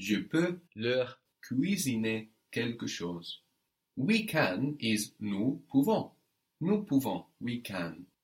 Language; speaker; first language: French; non-native, fluent; English